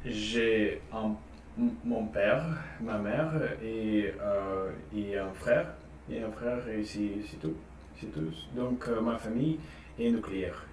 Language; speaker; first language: French; non-native, learner; Russian